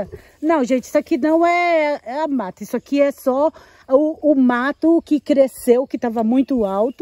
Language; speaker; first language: Portuguese; native; Portuguese